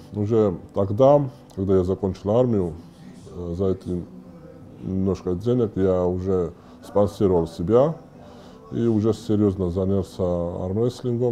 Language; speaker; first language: Russian; non-native, fluent; Georgian